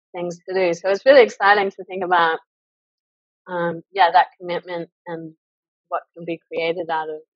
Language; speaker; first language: English; native; English